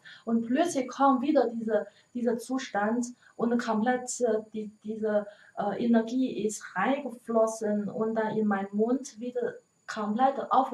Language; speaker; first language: German; non-native, learner; Chinese